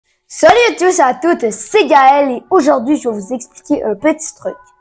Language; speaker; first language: French; native; French